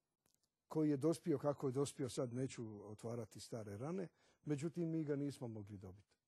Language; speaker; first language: Croatian; native; Croatian